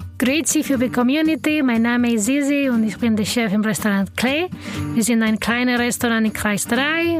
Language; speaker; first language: German; non-native, learner; Arabic